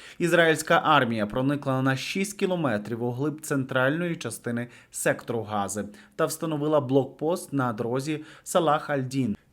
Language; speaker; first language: Ukrainian; native; Ukrainian